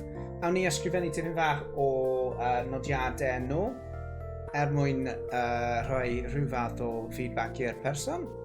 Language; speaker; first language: Welsh; non-native, learner; English